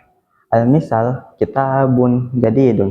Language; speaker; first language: Arabic; non-native, learner; Indonesian